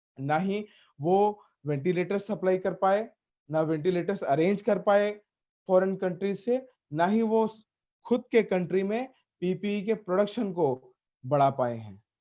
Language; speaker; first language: Hindi; native; Hindi